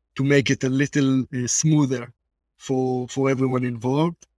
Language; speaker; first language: English; non-native, fluent; Hebrew